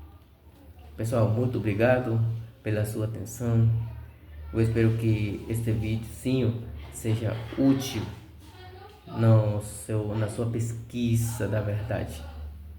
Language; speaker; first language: Portuguese; non-native, fluent; Spanish